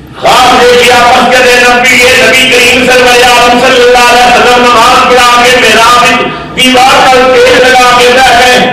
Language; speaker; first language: Urdu; non-native, local second language; Punjabi